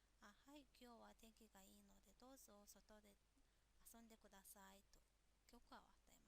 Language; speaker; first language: Japanese; non-native, fluent; Mongolian